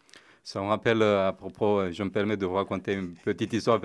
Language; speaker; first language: French; non-native, fluent; Romanian